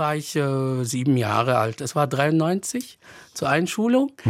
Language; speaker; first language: German; non-native, fluent; Arabic